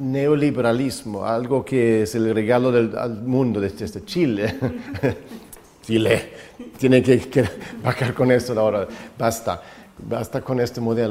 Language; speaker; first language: Spanish; non-native, fluent; Swedish